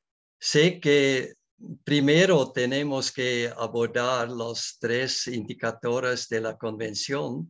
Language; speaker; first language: Spanish; non-native, learner; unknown